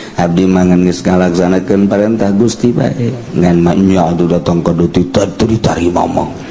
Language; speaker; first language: Sundanese; native; Sundanese